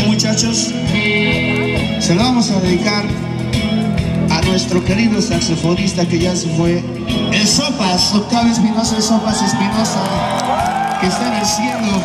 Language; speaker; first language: Spanish; native; Spanish